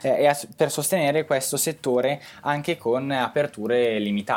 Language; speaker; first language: Italian; native; Italian